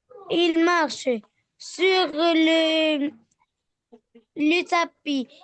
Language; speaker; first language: French; non-native, learner; Arabic